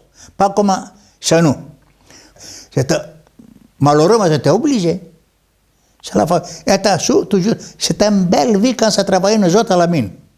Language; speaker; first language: French; non-native, learner; Greek